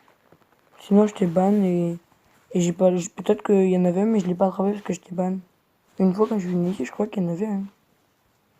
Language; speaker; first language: French; native; French